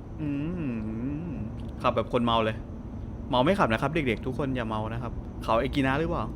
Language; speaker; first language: Thai; native; Thai